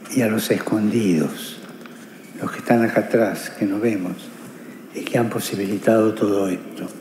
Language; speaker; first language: Spanish; early bilingual, other home language; Italian